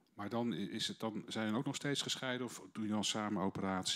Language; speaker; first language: Dutch; native; Dutch